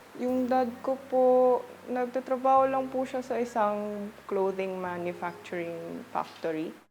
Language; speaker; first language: Filipino; early bilingual, other home language; Korean